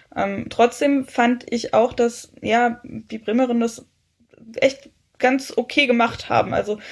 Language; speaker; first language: German; native; German